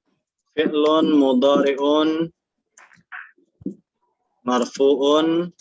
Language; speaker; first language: Arabic; non-native, fluent; Indonesian